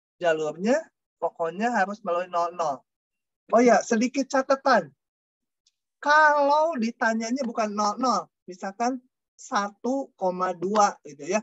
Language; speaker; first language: Indonesian; non-native, local second language; Sundanese